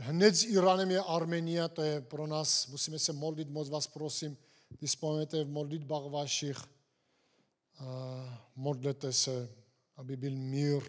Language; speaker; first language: Czech; non-native, fluent; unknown